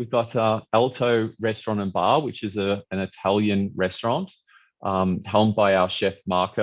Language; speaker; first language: English; native; English